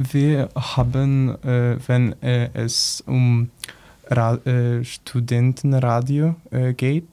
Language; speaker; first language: German; non-native, learner; Polish